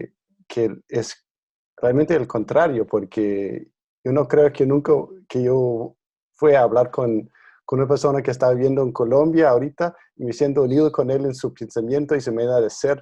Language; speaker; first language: Spanish; non-native, fluent; Danish